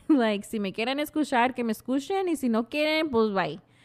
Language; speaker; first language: Spanish; early bilingual, heritage; Spanish